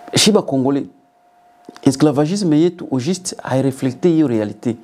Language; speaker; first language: French; non-native, local second language; Swahili